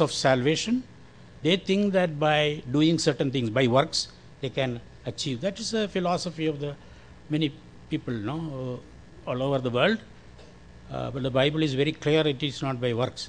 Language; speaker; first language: English; non-native, local second language; Malayalam